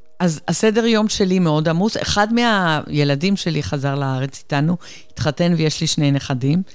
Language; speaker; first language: Hebrew; non-native, fluent; Spanish